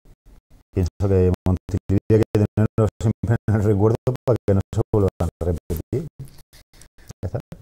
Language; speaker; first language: Spanish; native; Spanish